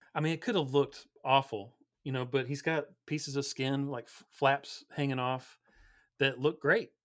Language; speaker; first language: English; native; English